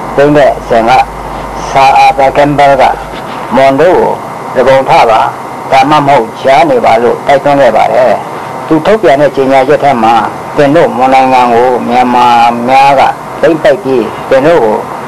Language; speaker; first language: Burmese; non-native, local second language; Mon